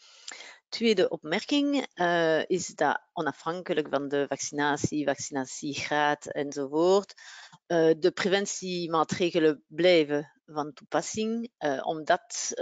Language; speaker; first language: Dutch; non-native, local second language; French